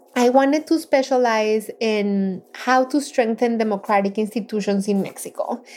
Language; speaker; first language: English; non-native, fluent; Spanish